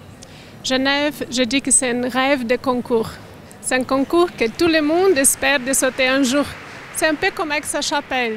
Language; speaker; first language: French; non-native, learner; Portuguese